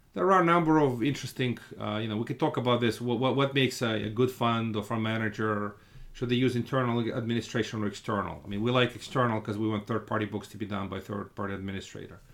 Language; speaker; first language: English; non-native, fluent; Russian